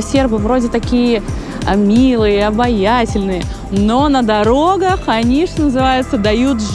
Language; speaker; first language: Russian; native; Russian